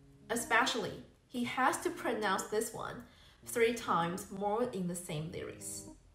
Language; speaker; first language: English; non-native, fluent; Chinese